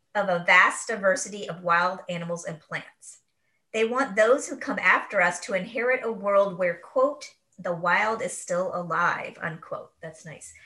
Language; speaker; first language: English; native; English